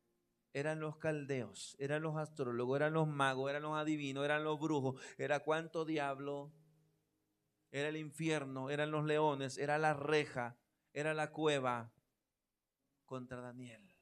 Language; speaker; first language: Spanish; native; Spanish